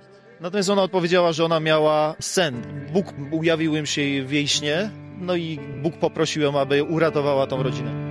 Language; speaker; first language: Polish; native; Polish